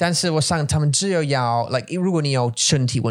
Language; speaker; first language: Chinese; non-native, learner; English